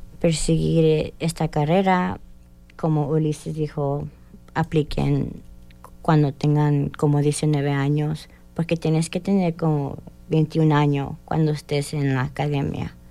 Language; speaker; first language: Spanish; early bilingual, heritage; Spanish